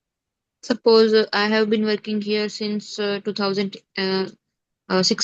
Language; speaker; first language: English; non-native, learner; Hindi